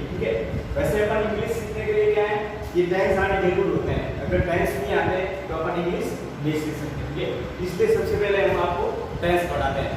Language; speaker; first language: Hindi; native; Hindi